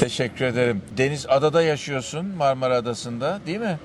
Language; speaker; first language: Turkish; native; Turkish